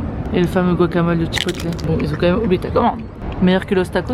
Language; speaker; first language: French; native; French